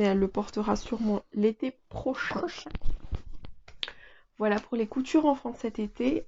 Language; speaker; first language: French; native; French